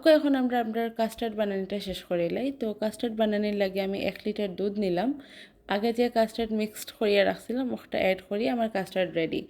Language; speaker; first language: Bangla; native; Bangla